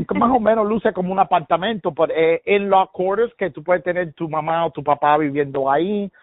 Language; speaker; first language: Spanish; early bilingual, heritage; Spanish